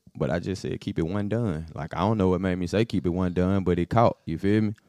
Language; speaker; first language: English; native; English